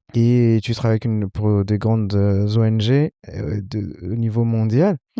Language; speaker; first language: French; native; French